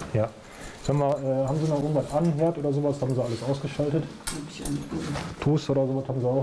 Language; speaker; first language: German; native; German